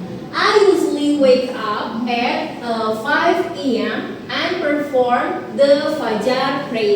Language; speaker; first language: English; non-native, learner; Indonesian